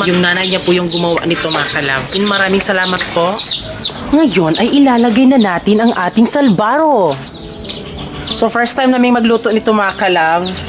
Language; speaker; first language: Filipino; non-native, local second language; Cebuano